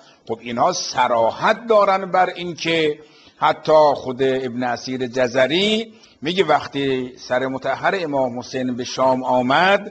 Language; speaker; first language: Persian; native; Persian